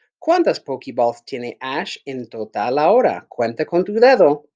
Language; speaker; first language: Spanish; non-native, fluent; English